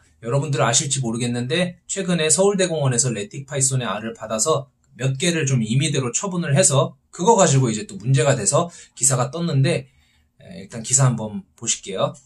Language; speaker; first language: Korean; native; Korean